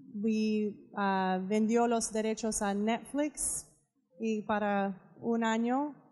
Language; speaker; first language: Spanish; non-native, learner; English